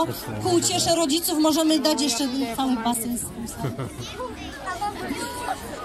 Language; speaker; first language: Polish; native; Polish